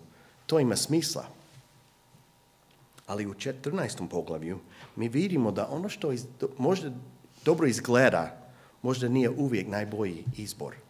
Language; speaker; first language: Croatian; non-native, fluent; English